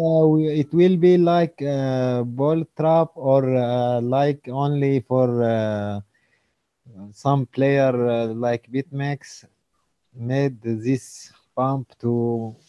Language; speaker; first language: English; non-native, learner; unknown